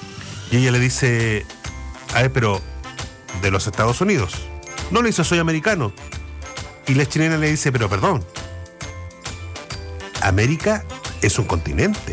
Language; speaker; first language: Spanish; native; Spanish